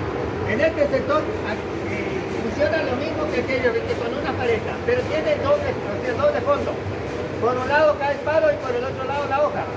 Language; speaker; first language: Spanish; native; Spanish